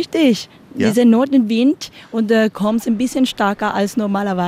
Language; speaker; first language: German; non-native, learner; Spanish